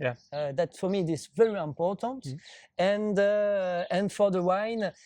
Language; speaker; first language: English; non-native, learner; French